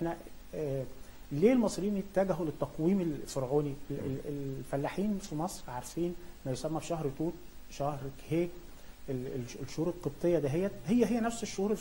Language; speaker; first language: Arabic; native; Arabic